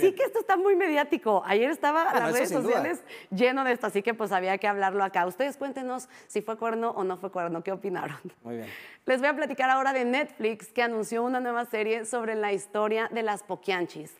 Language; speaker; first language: Spanish; native; Spanish